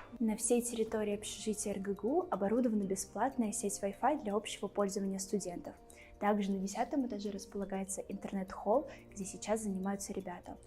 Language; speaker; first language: Russian; native; Russian